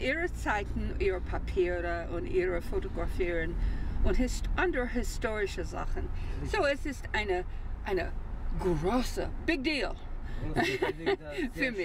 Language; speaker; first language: German; non-native, learner; English